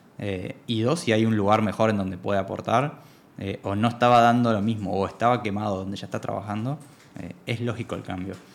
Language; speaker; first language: Spanish; native; Spanish